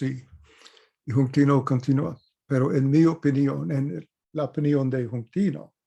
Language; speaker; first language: Spanish; non-native, fluent; English